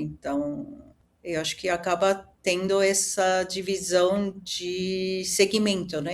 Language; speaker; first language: Portuguese; early bilingual, other home language; Japanese